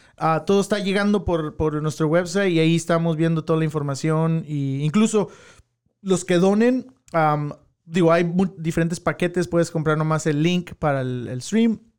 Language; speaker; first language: Spanish; early bilingual, heritage; Spanish